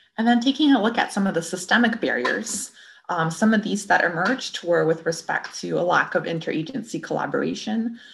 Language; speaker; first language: English; native; English